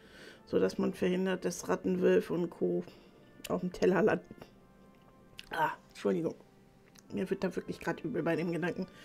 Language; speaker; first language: German; native; German